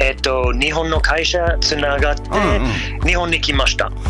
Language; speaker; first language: Japanese; non-native, learner; English